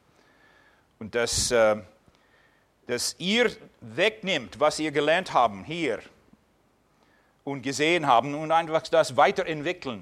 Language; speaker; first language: German; non-native, fluent; English